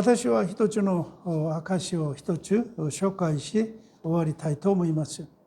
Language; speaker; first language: Japanese; non-native, fluent; Korean